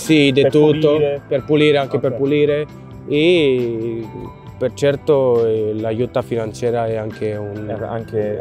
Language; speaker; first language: Italian; non-native, learner; Romanian